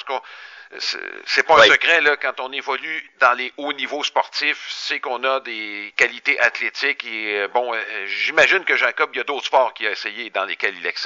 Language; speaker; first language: French; native; French